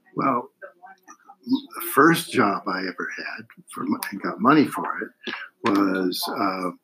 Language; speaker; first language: English; native; English